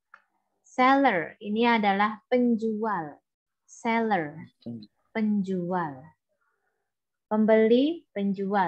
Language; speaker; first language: Indonesian; native; Indonesian